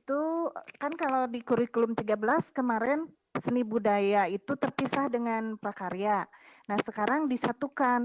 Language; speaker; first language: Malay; non-native, local second language; Sundanese